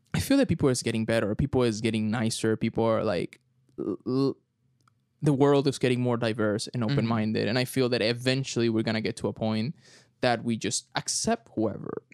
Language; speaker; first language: English; non-native, fluent; Spanish